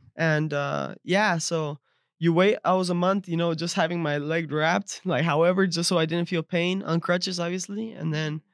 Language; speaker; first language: English; early bilingual, other home language; Spanish